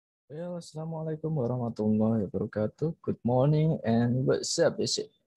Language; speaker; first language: English; non-native, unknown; Indonesian